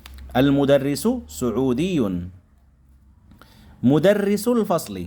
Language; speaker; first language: Arabic; non-native, fluent; Indonesian